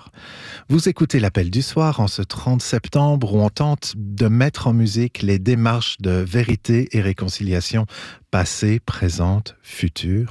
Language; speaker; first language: French; native; French